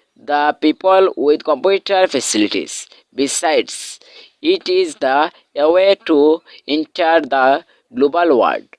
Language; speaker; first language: English; non-native, local second language; Bangla